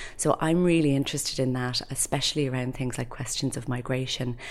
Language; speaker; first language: English; native; English